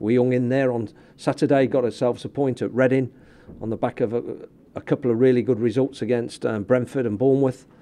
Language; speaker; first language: English; native; English